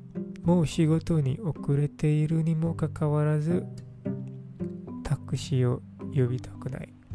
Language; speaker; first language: Japanese; non-native, learner; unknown